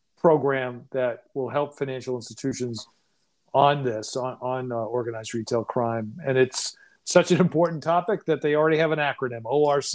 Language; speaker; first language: English; native; English